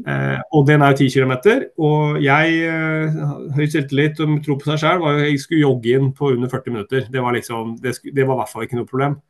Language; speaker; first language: Norwegian; early bilingual, other home language; Swedish